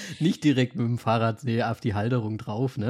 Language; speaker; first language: German; native; German